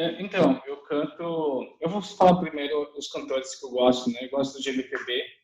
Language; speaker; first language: Portuguese; non-native, fluent; Chinese